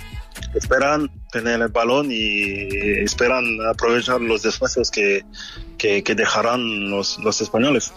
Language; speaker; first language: Spanish; non-native, learner; French